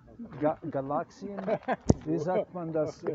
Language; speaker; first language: German; non-native, learner; Slovenian